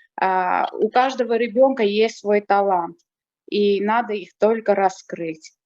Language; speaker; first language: Russian; non-native, fluent; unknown